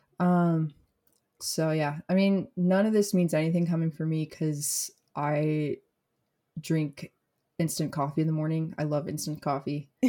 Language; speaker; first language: English; native; English